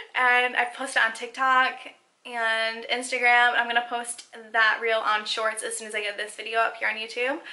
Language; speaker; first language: English; native; English